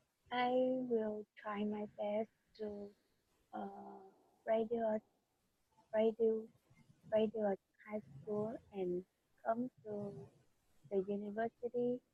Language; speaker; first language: English; non-native, learner; Vietnamese